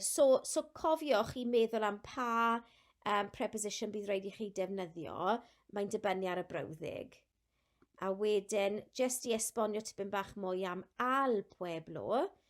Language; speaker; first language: Welsh; non-native, local second language; English